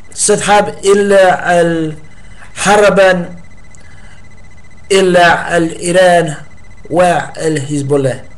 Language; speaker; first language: Arabic; non-native, learner; English